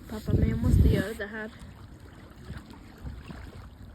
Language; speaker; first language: Swedish; early bilingual, other home language; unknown